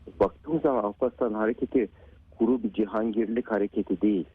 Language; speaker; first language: Turkish; native; Turkish